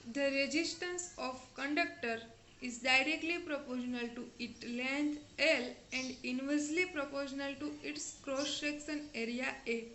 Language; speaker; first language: English; non-native, local second language; Gujarati